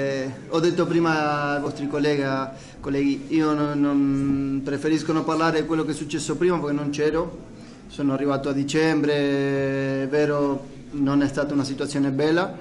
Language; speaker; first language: Italian; non-native, fluent; Spanish